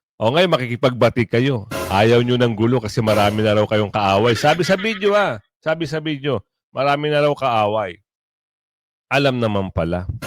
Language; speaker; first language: Filipino; non-native, local second language; Cebuano